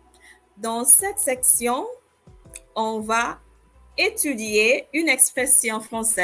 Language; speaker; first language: French; non-native, fluent; English